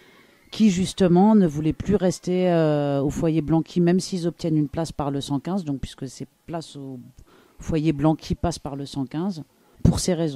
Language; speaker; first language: French; native; French